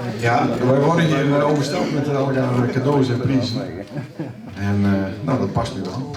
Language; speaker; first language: Dutch; native; Dutch